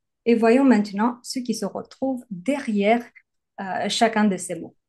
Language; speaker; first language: French; native; French